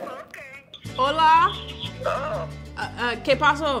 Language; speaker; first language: Spanish; non-native, learner; English